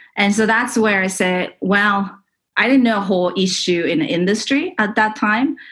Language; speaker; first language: English; non-native, fluent; Japanese